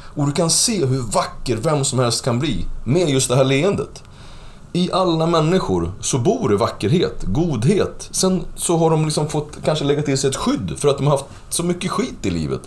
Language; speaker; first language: Swedish; native; Swedish